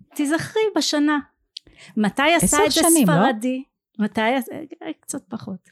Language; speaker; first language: Hebrew; native; Hebrew